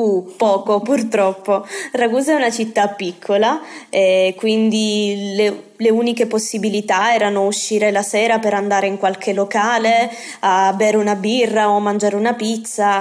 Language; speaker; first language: Italian; native; Italian